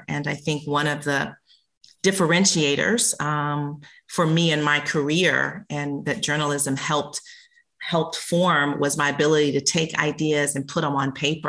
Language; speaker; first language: English; native; English